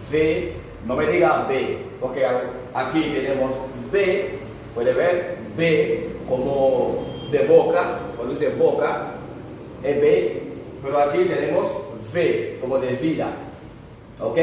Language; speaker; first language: Spanish; non-native, fluent; Haitian Creole